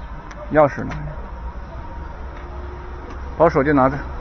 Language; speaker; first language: Chinese; native; Chinese